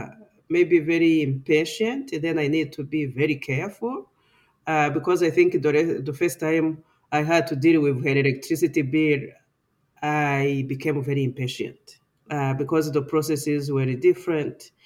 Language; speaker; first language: English; non-native, local second language; Kinyarwanda